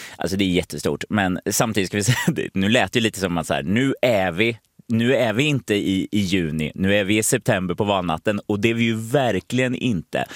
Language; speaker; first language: Swedish; native; Swedish